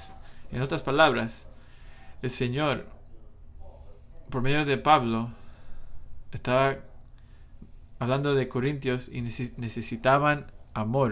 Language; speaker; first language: Spanish; non-native, fluent; English